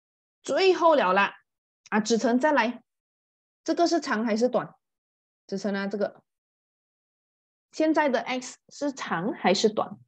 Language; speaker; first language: Chinese; native; Chinese